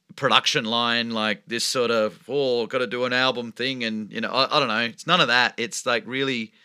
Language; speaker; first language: English; native; English